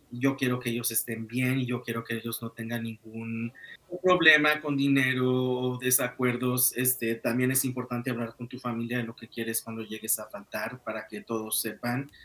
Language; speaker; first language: Spanish; early bilingual, other home language; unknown